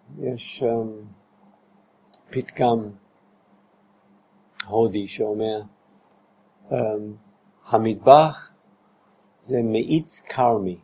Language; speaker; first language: Hebrew; non-native, fluent; English